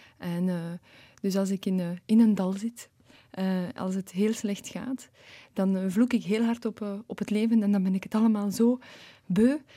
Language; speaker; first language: Dutch; early bilingual, other home language; Polish